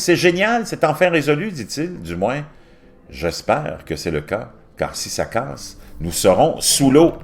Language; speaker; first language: French; native; French